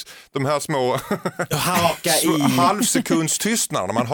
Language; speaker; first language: Swedish; native; Swedish